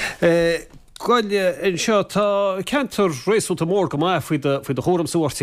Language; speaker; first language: Irish; native; Irish